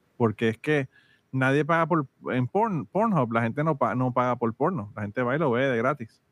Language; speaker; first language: Spanish; native; Spanish